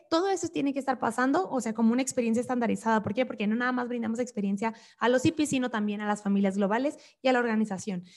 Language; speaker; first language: Spanish; native; Spanish